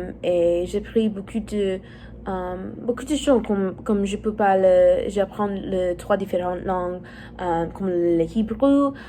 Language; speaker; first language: French; non-native, learner; English